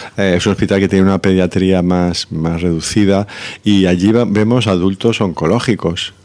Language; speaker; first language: Spanish; native; Spanish